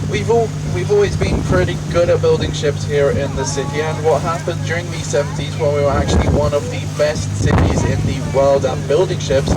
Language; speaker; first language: English; non-native, fluent; Swedish